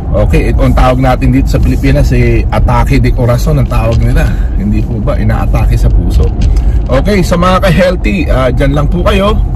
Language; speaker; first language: Filipino; native; Filipino